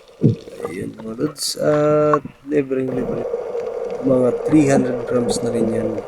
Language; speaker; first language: Filipino; native; Filipino